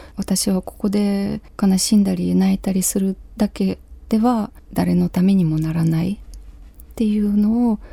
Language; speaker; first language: Japanese; non-native, fluent; Ukrainian